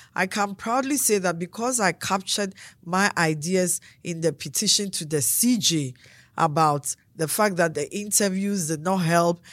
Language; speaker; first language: English; non-native, local second language; Akan